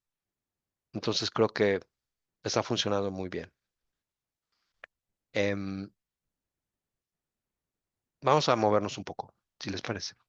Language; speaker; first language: Spanish; native; Spanish